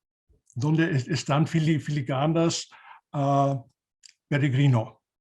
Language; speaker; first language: Spanish; non-native, learner; German